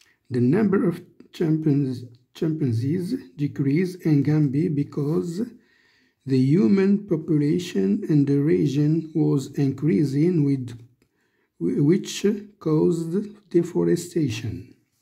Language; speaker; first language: English; non-native, fluent; Arabic